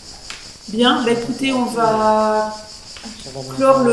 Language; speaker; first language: French; native; French